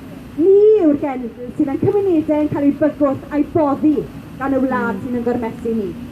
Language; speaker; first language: Welsh; native; Welsh